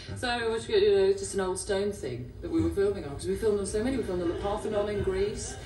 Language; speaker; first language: English; native; English